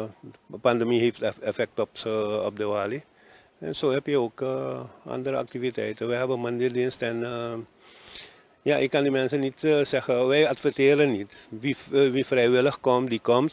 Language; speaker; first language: Dutch; non-native, local second language; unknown